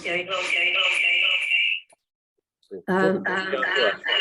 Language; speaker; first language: Turkish; native; Turkish